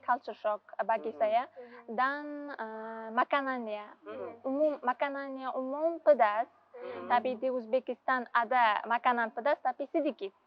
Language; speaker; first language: Indonesian; non-native, learner; Uzbek